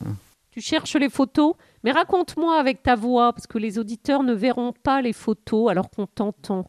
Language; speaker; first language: French; native; French